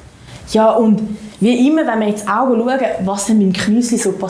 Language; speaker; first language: German; native; German